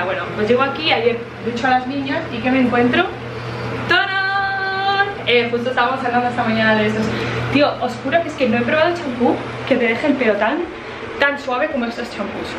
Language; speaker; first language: Spanish; native; Spanish